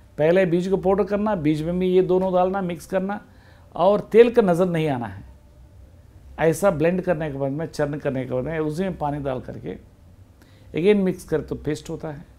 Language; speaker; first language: Hindi; non-native, local second language; Kannada